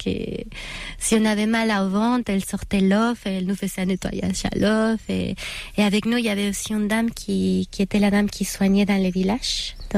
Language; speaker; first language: French; non-native, fluent; Spanish